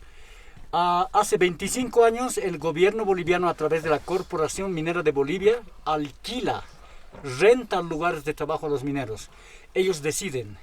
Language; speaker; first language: Spanish; native; Spanish